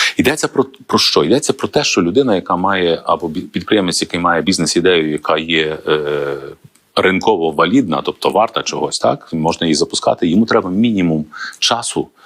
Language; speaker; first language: Ukrainian; native; Ukrainian